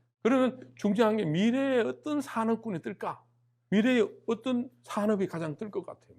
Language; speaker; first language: Korean; native; Korean